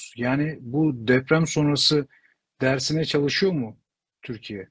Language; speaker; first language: Turkish; native; Turkish